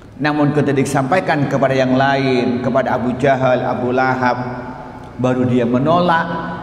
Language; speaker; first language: Indonesian; non-native, local second language; Madurese